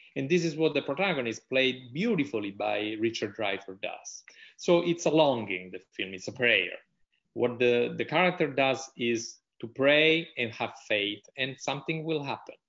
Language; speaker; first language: English; non-native, fluent; Italian